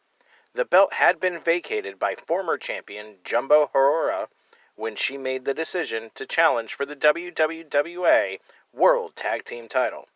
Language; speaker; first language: English; native; English